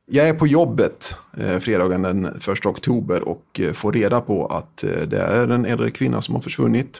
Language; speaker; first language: Swedish; native; Swedish